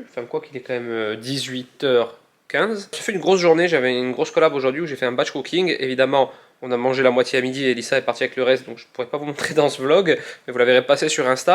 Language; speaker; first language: French; native; French